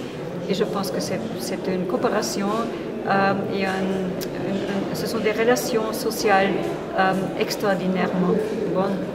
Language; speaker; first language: French; non-native, fluent; Spanish